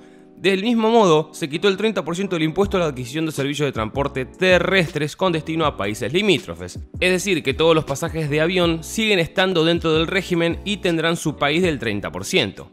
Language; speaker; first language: Spanish; native; Spanish